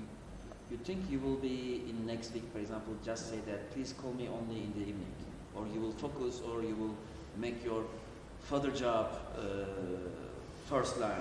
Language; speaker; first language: English; non-native, learner; Turkish